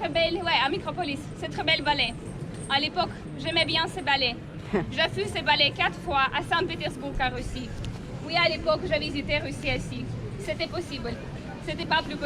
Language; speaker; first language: French; non-native, learner; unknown